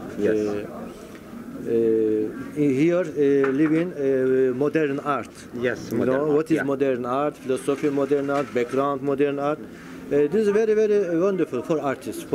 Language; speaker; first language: English; non-native, learner; Turkish